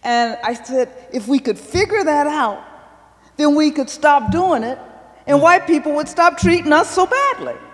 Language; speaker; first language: English; native; English